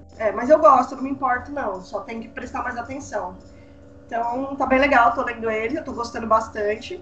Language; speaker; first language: Portuguese; native; Portuguese